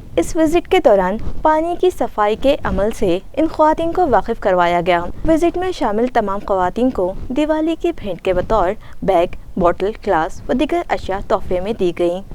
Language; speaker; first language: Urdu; native; Urdu